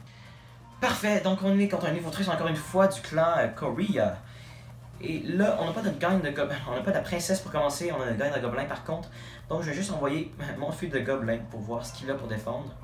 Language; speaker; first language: French; native; French